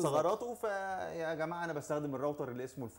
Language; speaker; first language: Arabic; native; Arabic